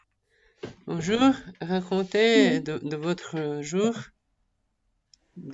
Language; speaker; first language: French; non-native, fluent; Russian